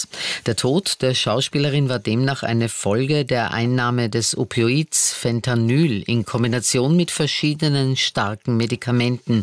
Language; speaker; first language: German; native; German